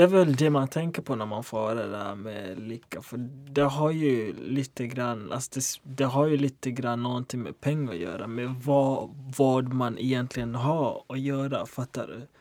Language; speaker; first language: Swedish; non-native, local second language; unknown